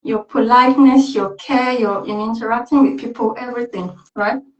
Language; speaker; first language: English; non-native, local second language; Yoruba